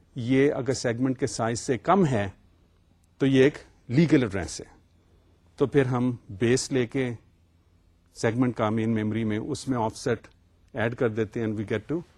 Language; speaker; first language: Urdu; native; Urdu